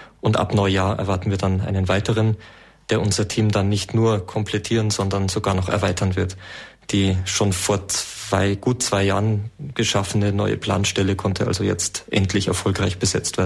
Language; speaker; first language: German; native; German